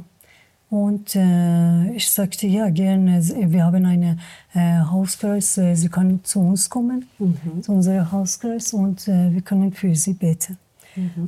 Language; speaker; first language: German; non-native, learner; Persian